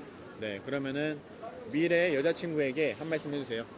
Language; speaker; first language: Korean; native; Korean